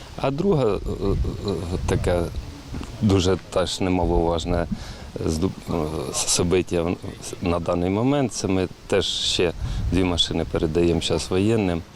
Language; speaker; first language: Ukrainian; native; Ukrainian